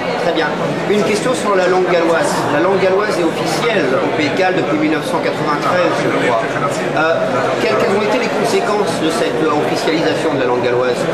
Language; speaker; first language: French; native; French